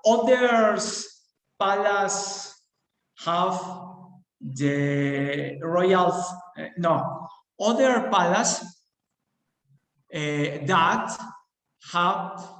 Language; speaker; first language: English; non-native, learner; Spanish